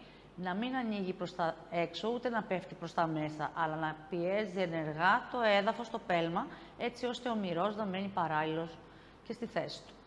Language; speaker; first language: Greek; native; Greek